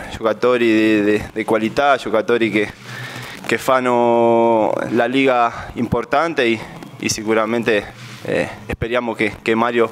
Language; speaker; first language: Italian; non-native, fluent; Spanish